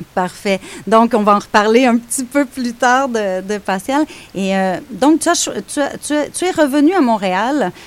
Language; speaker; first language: French; native; French